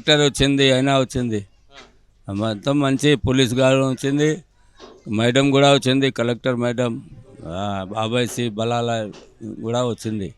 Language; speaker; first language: Telugu; non-native, local second language; Urdu